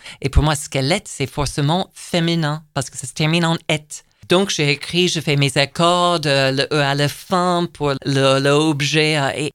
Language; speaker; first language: French; non-native, fluent; English